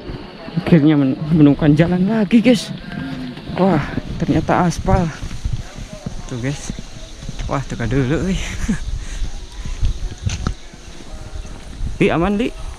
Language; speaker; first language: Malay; non-native, local second language; Sundanese